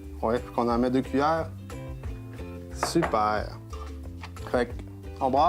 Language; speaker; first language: French; native; French